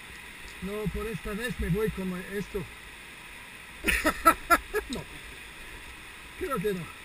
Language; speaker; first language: Spanish; non-native, learner; French